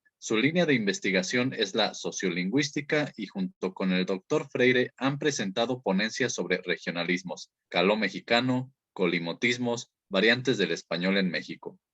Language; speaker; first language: Spanish; native; Spanish